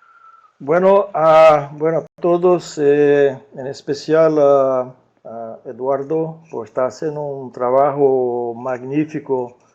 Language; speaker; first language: Spanish; non-native, learner; Portuguese